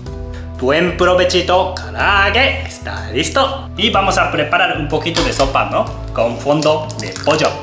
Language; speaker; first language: Spanish; non-native, fluent; Japanese